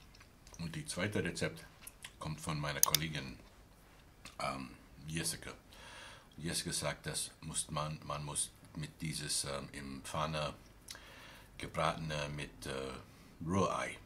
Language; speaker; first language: German; non-native, learner; English